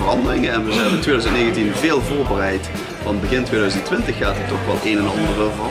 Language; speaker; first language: Dutch; native; Dutch